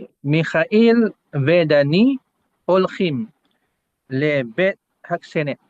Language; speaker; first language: Hebrew; non-native, learner; Indonesian